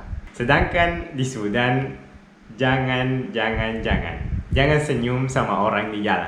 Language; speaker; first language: Indonesian; non-native, fluent; Arabic